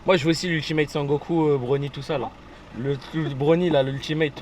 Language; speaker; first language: French; native; French